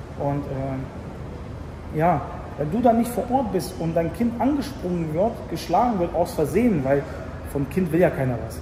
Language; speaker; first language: German; early bilingual, other home language; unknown